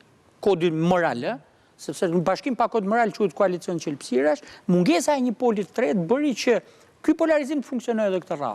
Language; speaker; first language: Albanian; native; Albanian